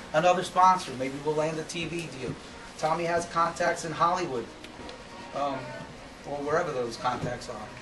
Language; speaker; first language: English; native; English